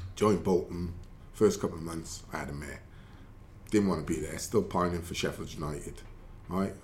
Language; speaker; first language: English; native; English